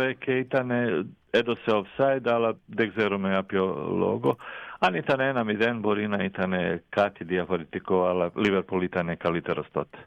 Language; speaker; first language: Greek; non-native, fluent; Croatian